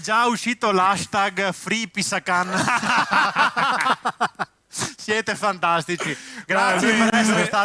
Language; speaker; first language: Italian; native; Italian